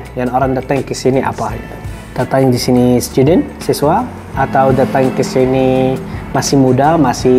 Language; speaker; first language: Indonesian; non-native, fluent; Arabic